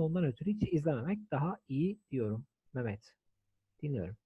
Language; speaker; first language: Turkish; native; Turkish